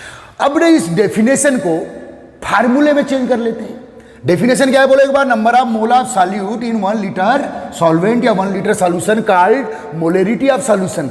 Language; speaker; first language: Hindi; native; Hindi